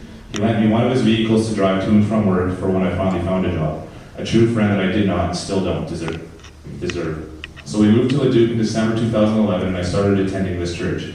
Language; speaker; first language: English; native; English